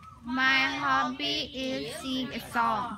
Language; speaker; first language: English; non-native, learner; Thai